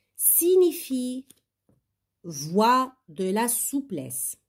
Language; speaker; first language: French; non-native, local second language; Arabic